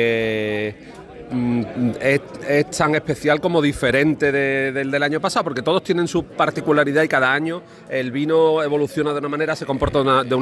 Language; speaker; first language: Spanish; native; Spanish